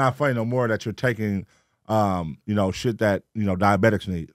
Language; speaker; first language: English; native; English